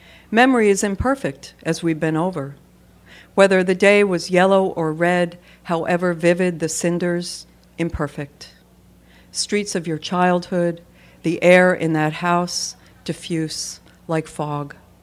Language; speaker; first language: English; native; English